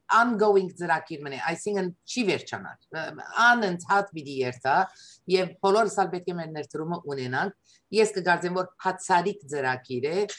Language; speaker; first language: Armenian; native; Armenian